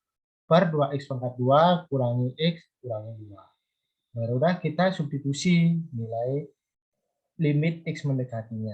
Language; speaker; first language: Indonesian; native; Indonesian